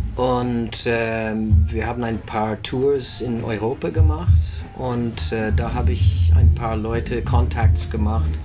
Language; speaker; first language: German; non-native, fluent; English